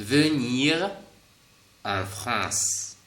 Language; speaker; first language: French; non-native, fluent; Spanish